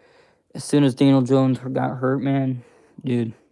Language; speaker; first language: English; native; English